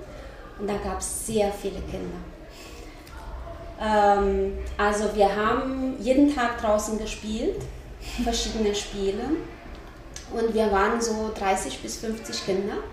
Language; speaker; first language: German; non-native, fluent; Romanian